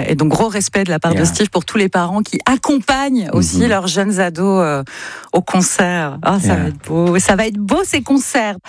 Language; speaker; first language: French; native; French